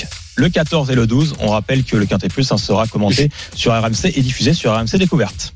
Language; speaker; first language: French; native; French